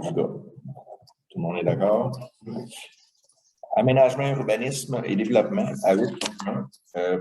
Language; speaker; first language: French; native; French